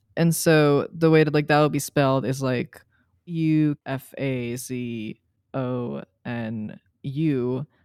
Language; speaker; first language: English; early bilingual, other home language; Serbian